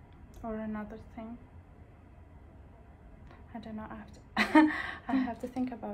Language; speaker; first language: English; non-native, fluent; Arabic